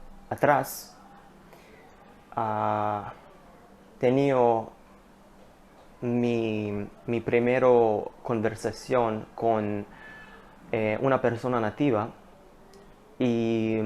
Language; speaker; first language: Spanish; non-native, learner; Hebrew